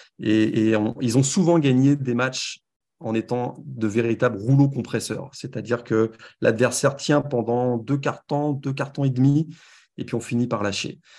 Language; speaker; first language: French; native; French